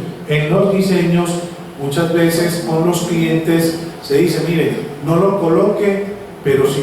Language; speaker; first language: Spanish; native; Spanish